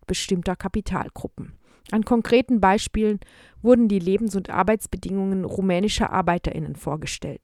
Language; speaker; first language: German; native; German